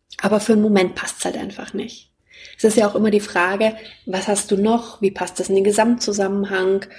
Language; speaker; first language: German; native; German